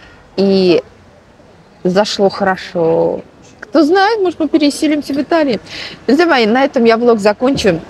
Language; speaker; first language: Russian; native; Russian